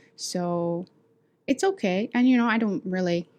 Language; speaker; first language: English; non-native, fluent; Chinese